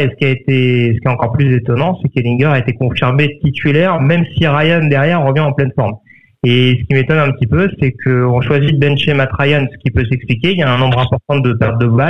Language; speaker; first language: French; native; French